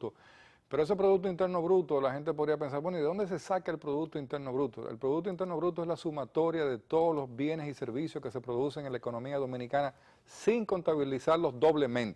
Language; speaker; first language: Spanish; native; Spanish